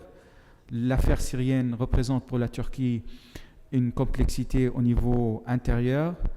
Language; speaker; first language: French; non-native, fluent; Arabic